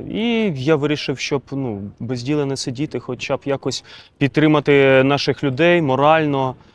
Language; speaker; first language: Ukrainian; non-native, local second language; Russian